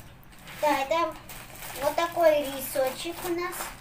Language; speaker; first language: Russian; early bilingual, heritage; Russian